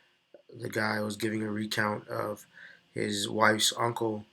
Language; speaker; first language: English; native; English